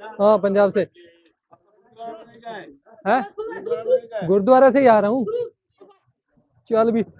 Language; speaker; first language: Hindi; non-native, local second language; Punjabi